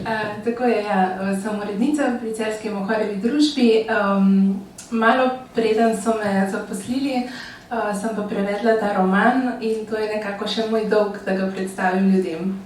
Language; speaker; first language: Slovenian; native; Slovenian